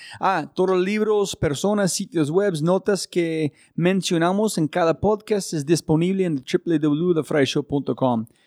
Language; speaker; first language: Spanish; non-native, fluent; English